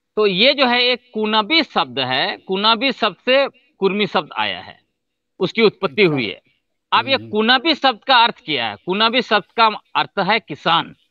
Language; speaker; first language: Hindi; non-native, local second language; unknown